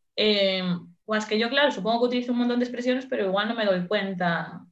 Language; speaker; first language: Spanish; native; Spanish